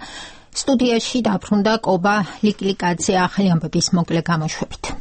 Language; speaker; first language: Georgian; native; Georgian